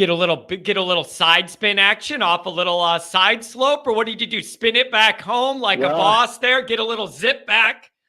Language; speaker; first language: English; native; English